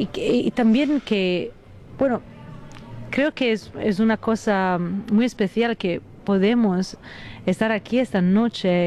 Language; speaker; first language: Spanish; non-native, fluent; Italian